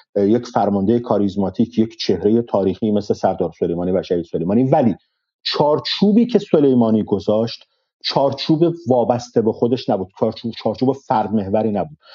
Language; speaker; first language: Persian; non-native, local second language; Arabic